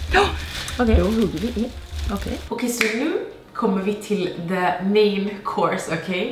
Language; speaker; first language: Swedish; non-native, fluent; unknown